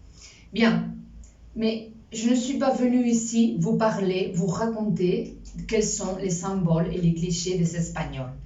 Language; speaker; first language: French; non-native, fluent; Spanish